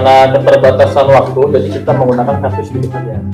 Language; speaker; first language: Indonesian; native; Indonesian